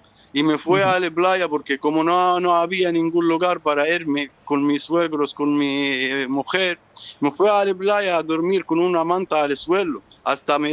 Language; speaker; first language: Spanish; non-native, learner; Arabic